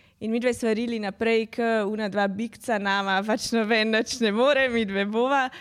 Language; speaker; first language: Slovenian; native; Slovenian